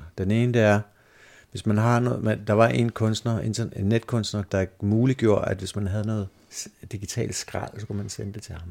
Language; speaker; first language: Danish; native; Danish